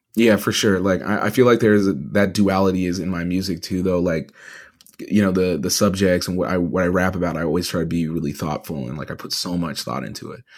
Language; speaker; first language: English; native; English